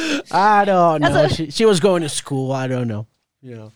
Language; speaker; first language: English; non-native, fluent; Spanish